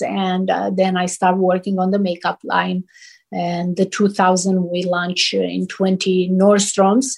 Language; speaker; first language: English; non-native, fluent; Romanian